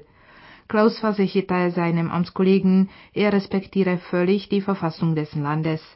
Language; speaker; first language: German; non-native, fluent; Czech